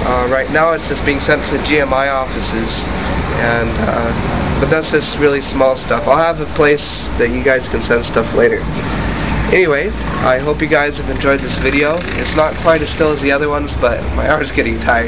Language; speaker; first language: English; native; English